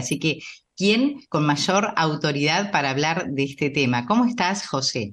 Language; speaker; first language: Spanish; native; Spanish